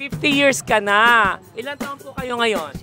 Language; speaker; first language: Filipino; native; Filipino